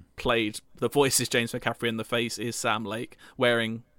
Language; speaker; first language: English; native; English